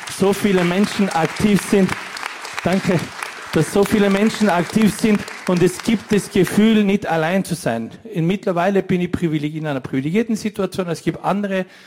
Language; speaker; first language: German; native; German